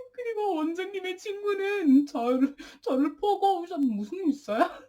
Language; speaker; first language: Korean; non-native, learner; English